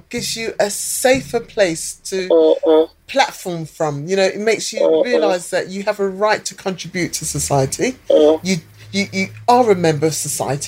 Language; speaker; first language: English; native; English